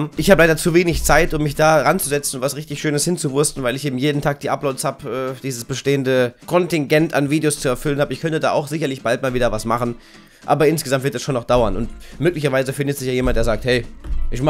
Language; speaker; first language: German; native; German